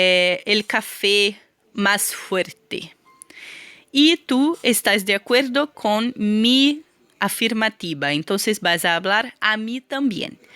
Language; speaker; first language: Spanish; non-native, fluent; Portuguese